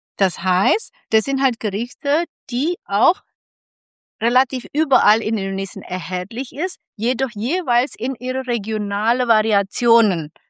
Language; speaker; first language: German; non-native, fluent; Indonesian